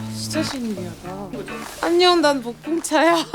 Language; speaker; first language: Korean; non-native, fluent; French